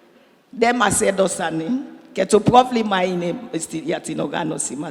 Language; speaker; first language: Greek; non-native, learner; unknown